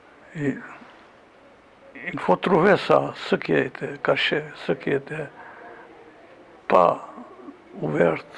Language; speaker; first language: French; non-native, fluent; Albanian